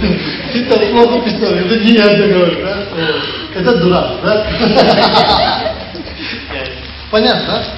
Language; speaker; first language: Russian; non-native, learner; Tibetan